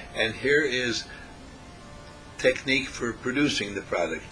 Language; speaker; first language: English; native; English